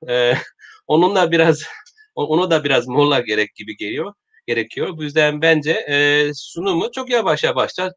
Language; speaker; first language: Turkish; non-native, learner; Korean